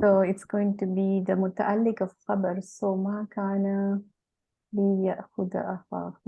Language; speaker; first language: English; non-native, local second language; Malay